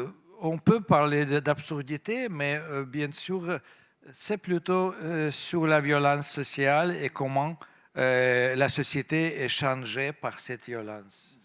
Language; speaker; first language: French; non-native, fluent; Russian